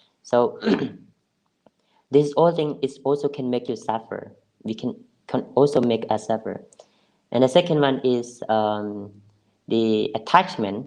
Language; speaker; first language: English; non-native, fluent; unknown